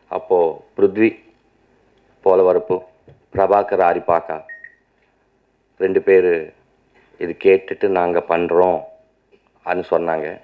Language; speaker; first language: Tamil; non-native, learner; Telugu